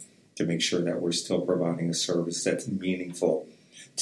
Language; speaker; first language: English; native; English